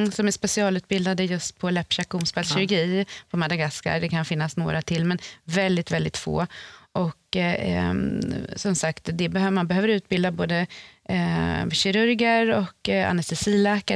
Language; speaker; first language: Swedish; native; Swedish